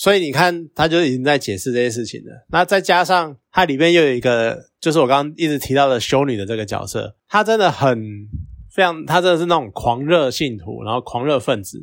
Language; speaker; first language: Chinese; native; Chinese